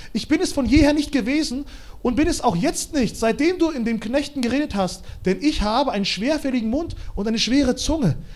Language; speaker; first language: German; early bilingual, other home language; Russian